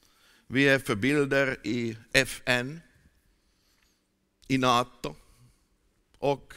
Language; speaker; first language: Swedish; non-native, fluent; Finnish